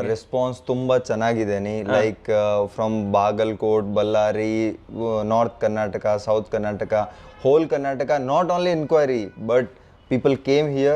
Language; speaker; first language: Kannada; non-native, local second language; Hindi